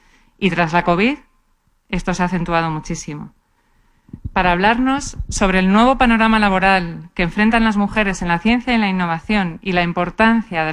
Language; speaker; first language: Spanish; native; Spanish